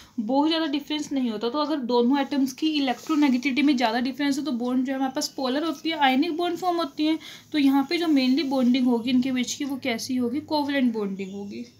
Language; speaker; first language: Hindi; native; Hindi